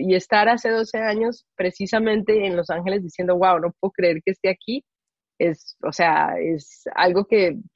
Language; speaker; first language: Spanish; native; Spanish